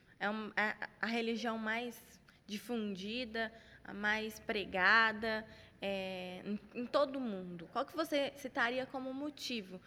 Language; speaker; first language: Portuguese; native; Portuguese